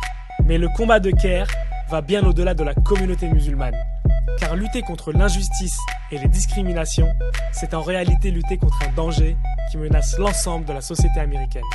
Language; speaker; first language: French; native; French